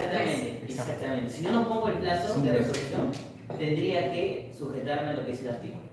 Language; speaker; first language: Spanish; native; Spanish